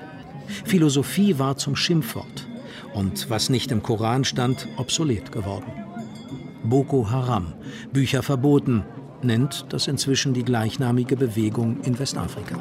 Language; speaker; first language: German; native; German